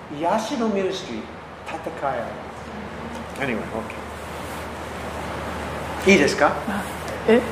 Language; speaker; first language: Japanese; non-native, learner; English